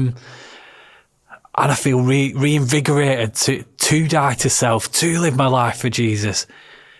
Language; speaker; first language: English; native; English